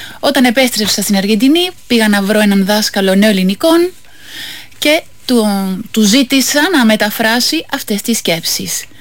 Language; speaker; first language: Greek; non-native, fluent; Spanish